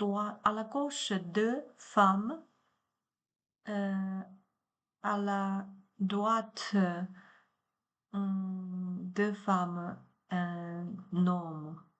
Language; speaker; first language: French; non-native, learner; Chinese